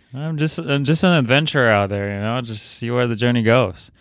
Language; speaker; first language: English; non-native, fluent; Bulgarian